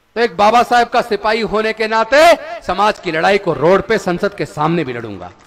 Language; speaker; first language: Hindi; native; Hindi